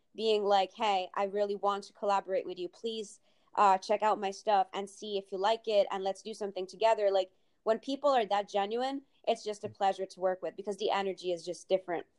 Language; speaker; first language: English; early bilingual, other home language; Italian